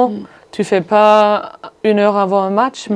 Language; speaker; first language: French; non-native, fluent; German